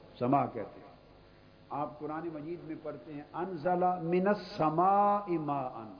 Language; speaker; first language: Urdu; non-native, local second language; Punjabi